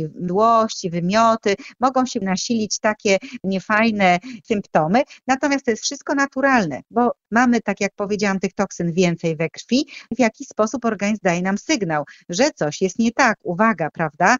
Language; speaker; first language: Polish; native; Polish